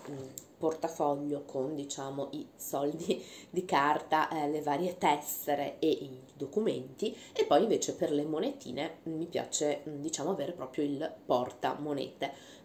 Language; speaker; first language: Italian; native; Italian